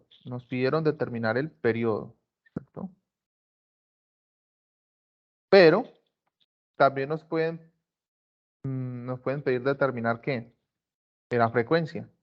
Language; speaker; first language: Spanish; native; Spanish